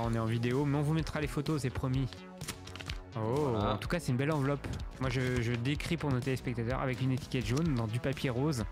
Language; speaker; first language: French; native; French